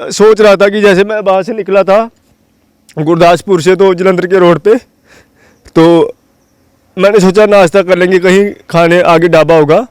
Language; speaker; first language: Hindi; non-native, local second language; Dogri